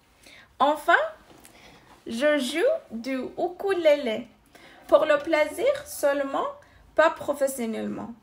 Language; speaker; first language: French; non-native, learner; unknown